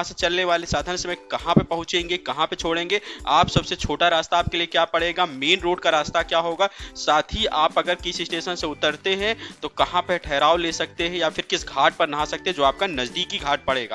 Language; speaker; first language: Hindi; native; Hindi